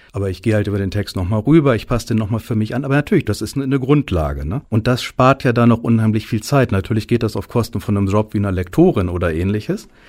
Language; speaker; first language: German; native; German